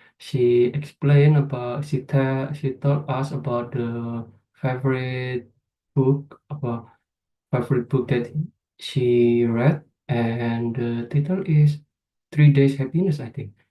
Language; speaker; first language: English; non-native, fluent; Indonesian